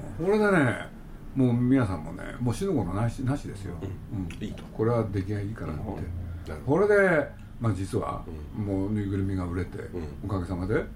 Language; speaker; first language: Japanese; native; Japanese